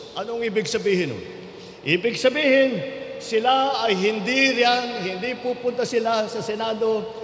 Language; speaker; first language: Filipino; non-native, local second language; Iloko